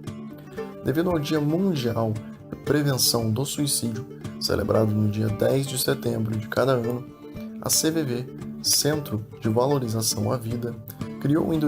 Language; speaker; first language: Portuguese; native; Portuguese